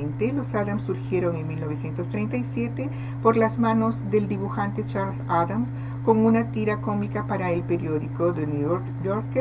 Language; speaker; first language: Spanish; non-native, fluent; Portuguese